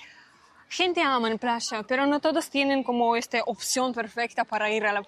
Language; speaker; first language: Spanish; non-native, fluent; Russian